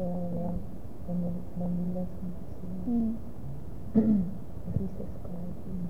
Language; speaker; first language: German; non-native, learner; Dutch